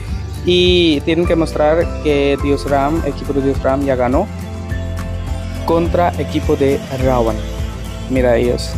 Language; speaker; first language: Spanish; non-native, fluent; Hindi